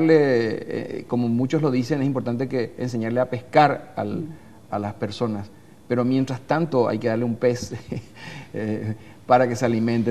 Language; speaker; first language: Spanish; native; Spanish